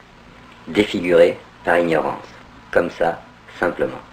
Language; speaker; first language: French; native; French